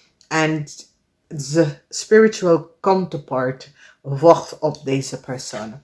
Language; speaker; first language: Dutch; non-native, learner; English